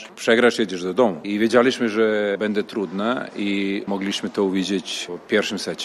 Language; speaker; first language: Polish; non-native, fluent; Serbian